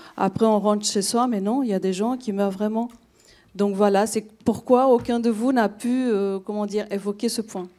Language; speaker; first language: French; non-native, fluent; Romanian